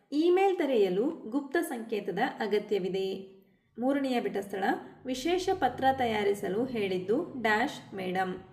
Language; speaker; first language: Kannada; native; Kannada